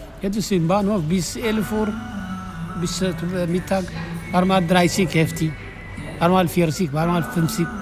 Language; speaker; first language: German; non-native, learner; Tigrinya